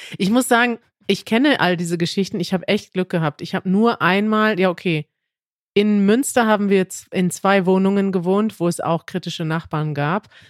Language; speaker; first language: German; native; German